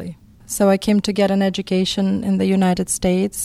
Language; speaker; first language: English; non-native, fluent; Russian